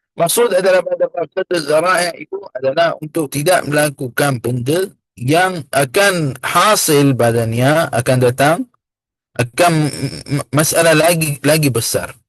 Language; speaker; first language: Malay; non-native, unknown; Arabic